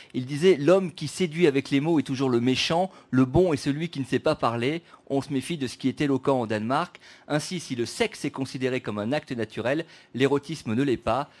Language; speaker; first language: French; native; French